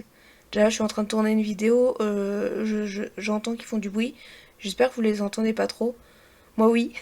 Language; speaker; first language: French; native; French